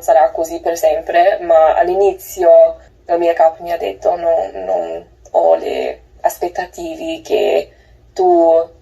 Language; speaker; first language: Italian; non-native, learner; English